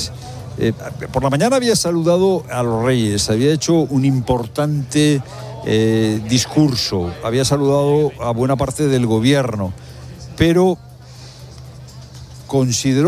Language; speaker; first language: Spanish; native; Spanish